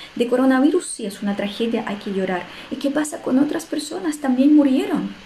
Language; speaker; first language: Spanish; non-native, fluent; Russian